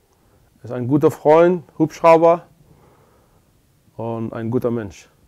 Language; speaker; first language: German; non-native, learner; Persian